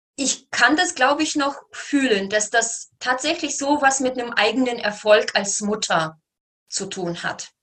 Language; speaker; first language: German; native; German